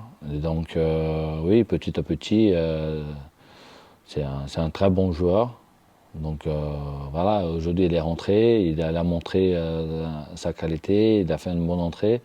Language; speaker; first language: French; non-native, fluent; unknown